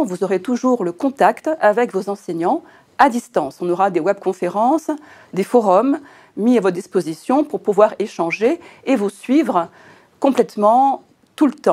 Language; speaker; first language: French; native; French